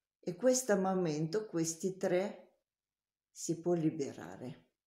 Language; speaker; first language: Italian; non-native, learner; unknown